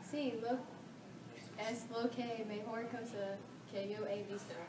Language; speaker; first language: Spanish; non-native, learner; English